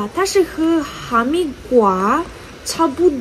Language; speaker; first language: Chinese; non-native, learner; Ukrainian